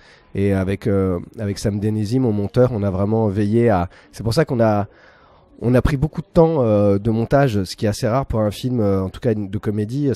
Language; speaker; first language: French; native; French